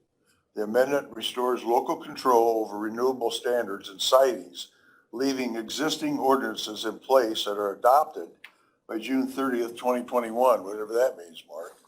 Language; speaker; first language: English; native; English